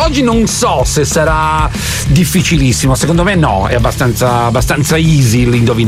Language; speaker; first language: Italian; native; Italian